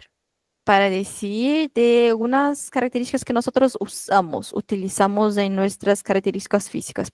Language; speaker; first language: Spanish; non-native, fluent; Portuguese